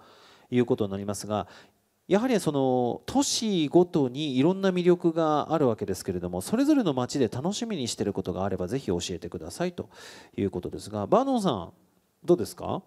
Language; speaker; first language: Japanese; native; Japanese